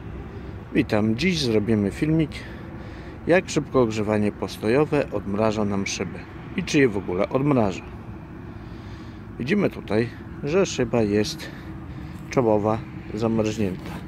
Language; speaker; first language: Polish; native; Polish